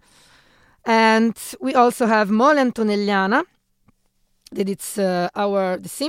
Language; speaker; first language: English; non-native, fluent; Italian